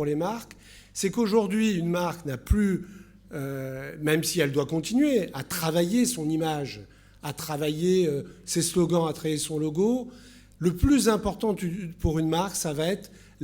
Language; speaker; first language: French; native; French